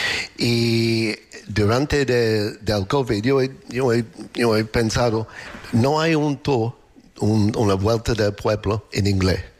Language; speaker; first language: Spanish; non-native, learner; English